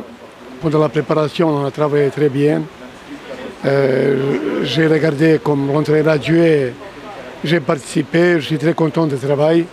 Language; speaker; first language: French; non-native, fluent; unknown